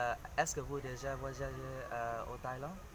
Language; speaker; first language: French; non-native, learner; Vietnamese